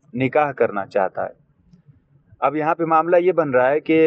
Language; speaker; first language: Hindi; native; Hindi